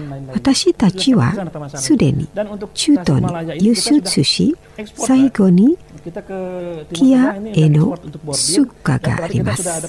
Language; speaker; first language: Japanese; non-native, fluent; Indonesian